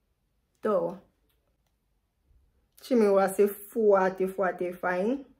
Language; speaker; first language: Romanian; non-native, fluent; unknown